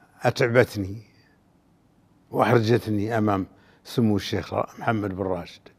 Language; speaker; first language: Arabic; native; Arabic